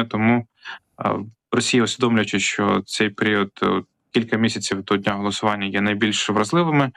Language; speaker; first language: Ukrainian; native; Ukrainian